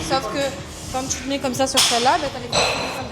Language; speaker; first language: French; native; French